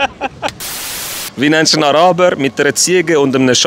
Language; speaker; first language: German; native; German